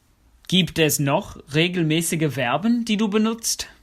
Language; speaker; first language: German; non-native, fluent; English